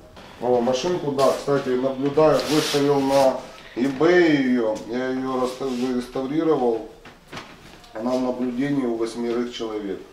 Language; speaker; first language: Russian; native; Russian